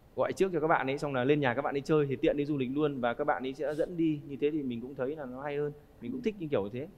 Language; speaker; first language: Vietnamese; native; Vietnamese